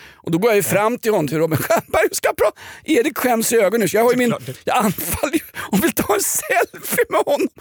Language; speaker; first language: Swedish; native; Swedish